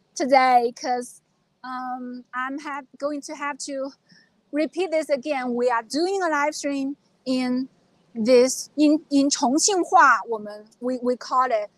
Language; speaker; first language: English; non-native, fluent; Chinese